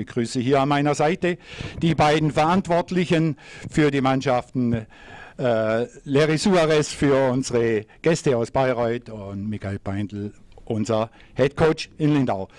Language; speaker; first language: German; native; German